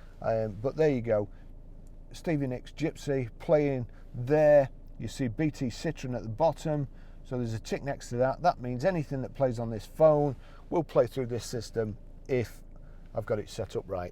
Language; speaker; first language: English; native; English